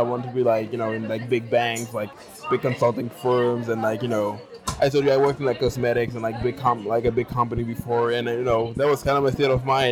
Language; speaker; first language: English; non-native, local second language; French